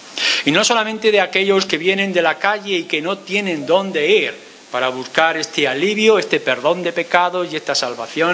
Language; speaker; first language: Spanish; native; Spanish